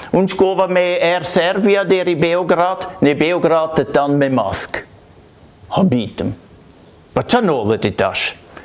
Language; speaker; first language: Albanian; non-native, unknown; German